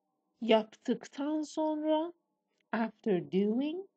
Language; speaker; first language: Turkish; non-native, fluent; Persian